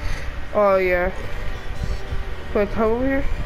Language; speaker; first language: English; native; English